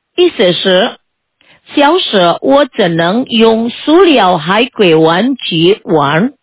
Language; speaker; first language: Chinese; non-native, fluent; Indonesian